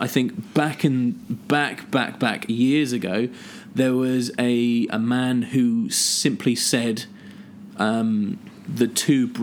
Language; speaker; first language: English; native; English